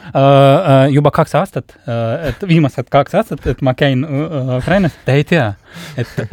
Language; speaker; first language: Estonian; non-native, local second language; Russian